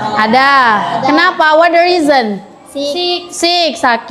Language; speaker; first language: English; non-native, learner; Indonesian